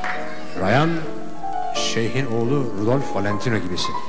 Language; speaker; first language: Turkish; native; Turkish